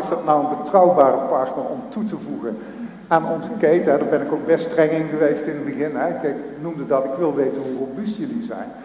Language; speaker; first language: Dutch; native; Dutch